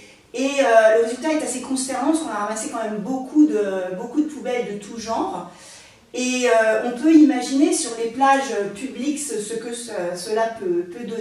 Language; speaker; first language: French; native; French